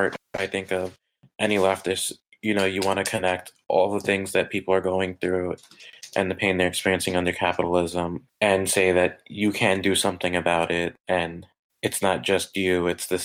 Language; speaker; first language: English; native; English